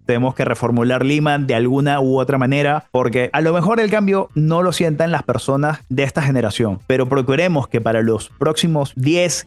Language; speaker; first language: Spanish; native; Spanish